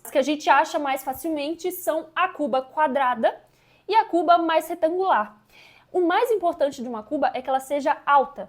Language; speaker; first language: Portuguese; native; Portuguese